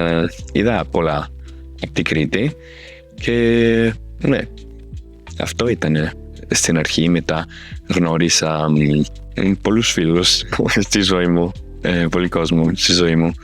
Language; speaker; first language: Greek; non-native, fluent; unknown